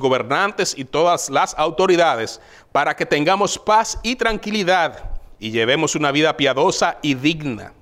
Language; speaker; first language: Spanish; native; Spanish